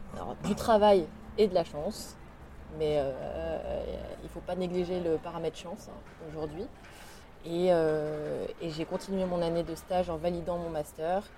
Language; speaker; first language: French; native; French